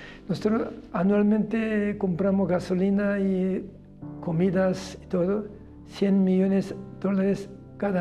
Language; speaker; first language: Spanish; non-native, learner; Korean